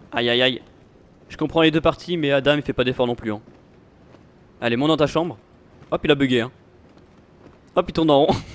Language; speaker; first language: French; native; French